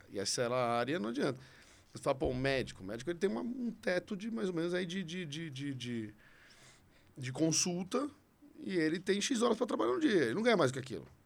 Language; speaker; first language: Portuguese; native; Portuguese